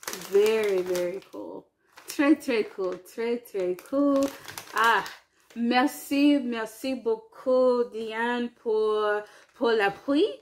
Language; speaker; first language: French; non-native, learner; English